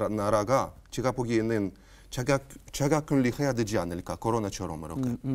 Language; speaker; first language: Korean; non-native, fluent; Ukrainian